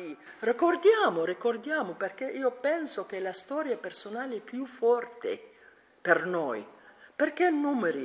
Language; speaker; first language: Italian; non-native, learner; Arabic